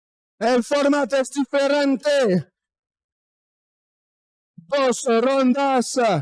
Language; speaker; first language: Spanish; non-native, learner; French